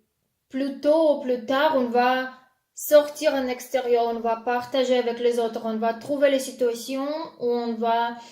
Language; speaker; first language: French; non-native, fluent; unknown